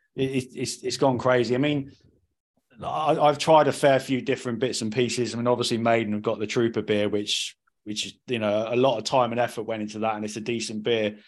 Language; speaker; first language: English; native; English